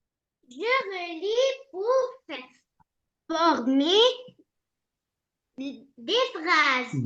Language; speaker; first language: French; non-native, learner; Arabic